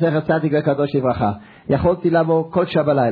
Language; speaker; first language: Hebrew; non-native, fluent; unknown